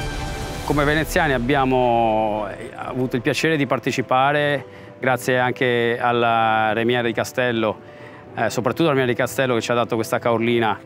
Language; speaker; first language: Italian; native; Italian